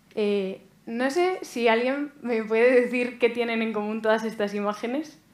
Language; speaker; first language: Spanish; native; Spanish